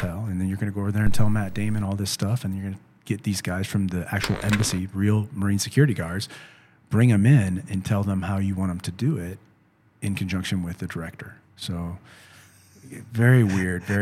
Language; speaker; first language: English; native; English